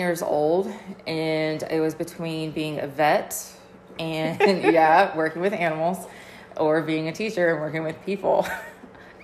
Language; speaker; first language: English; native; English